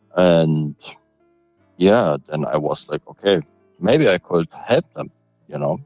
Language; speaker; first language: English; non-native, fluent; German